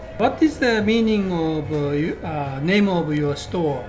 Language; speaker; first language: English; non-native, learner; Japanese